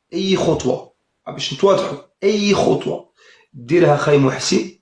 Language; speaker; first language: Arabic; native; Arabic